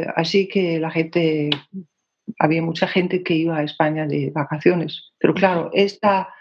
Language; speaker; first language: Spanish; non-native, fluent; Danish